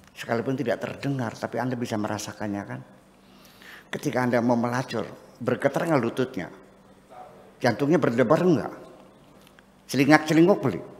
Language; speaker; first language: Indonesian; non-native, local second language; Javanese